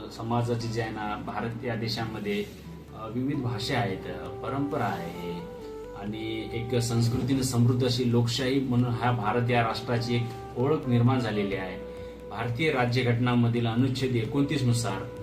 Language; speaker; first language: Marathi; non-native, local second language; Lambadi